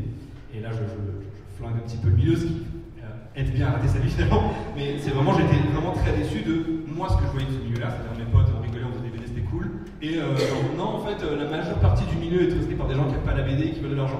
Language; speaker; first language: French; native; French